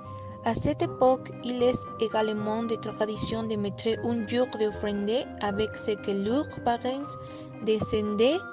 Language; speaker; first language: French; non-native, learner; Spanish